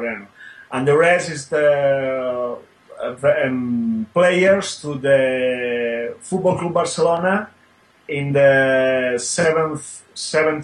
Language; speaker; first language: English; non-native, learner; Spanish